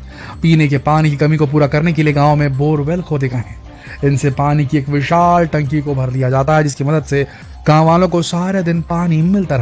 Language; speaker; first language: Hindi; native; Hindi